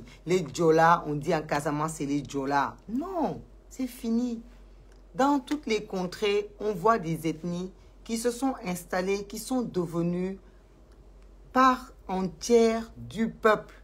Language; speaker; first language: French; non-native, local second language; Wolof